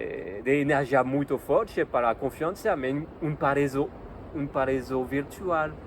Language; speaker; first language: Portuguese; non-native, learner; French